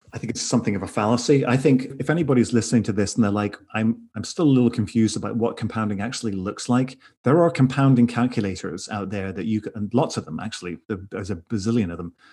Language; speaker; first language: English; native; English